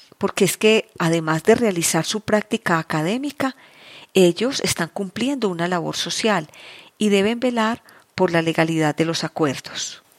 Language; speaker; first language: Spanish; native; Spanish